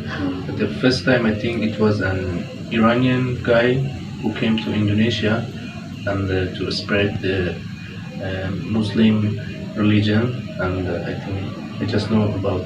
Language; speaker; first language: English; non-native, fluent; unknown